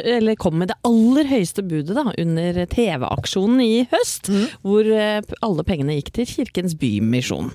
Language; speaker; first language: Norwegian; native; Norwegian